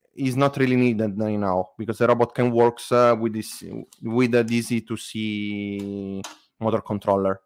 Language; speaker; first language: English; non-native, learner; Italian